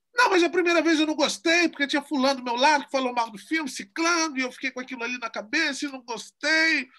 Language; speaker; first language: Portuguese; native; Portuguese